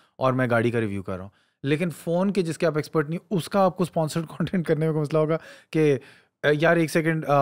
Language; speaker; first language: Urdu; native; Urdu